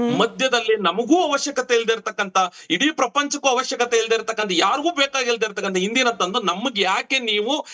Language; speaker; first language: Kannada; native; Kannada